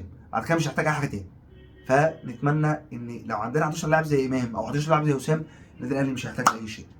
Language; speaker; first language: Arabic; native; Arabic